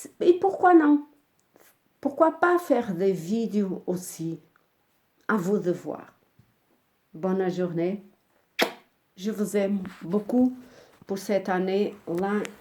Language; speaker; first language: French; non-native, fluent; Portuguese